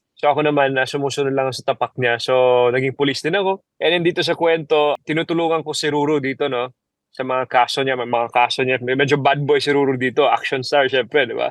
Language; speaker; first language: Filipino; non-native, local second language; Cebuano